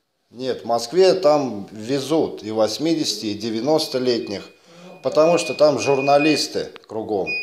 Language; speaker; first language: Russian; native; Russian